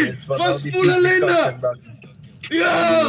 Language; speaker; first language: Dutch; non-native, fluent; English